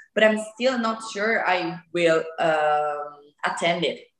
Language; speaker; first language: English; non-native, fluent; Italian